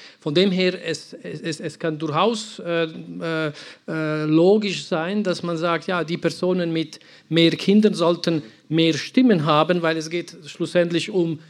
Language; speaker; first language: German; non-native, local second language; Italian